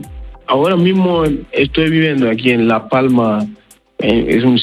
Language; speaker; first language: Spanish; non-native, learner; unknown